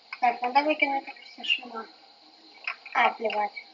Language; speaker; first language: Russian; native; Russian